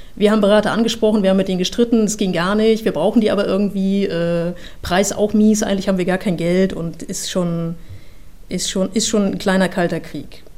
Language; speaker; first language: German; native; German